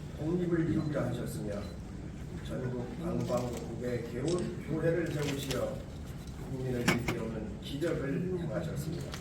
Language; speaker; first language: Korean; native; Korean